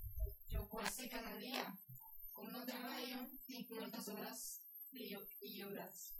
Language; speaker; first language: Catalan; non-native, learner; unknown